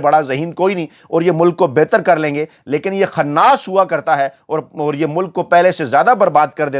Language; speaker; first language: Urdu; native; Urdu